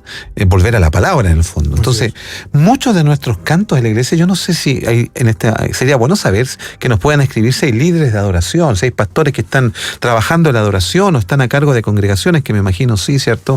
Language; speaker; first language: Spanish; native; Spanish